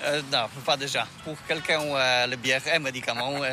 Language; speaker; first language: French; non-native, learner; Polish